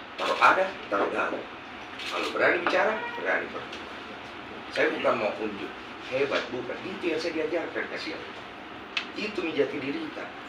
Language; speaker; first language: Indonesian; native; Indonesian